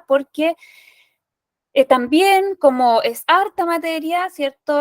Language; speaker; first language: Spanish; native; Spanish